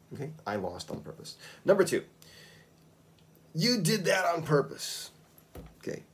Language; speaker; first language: English; native; English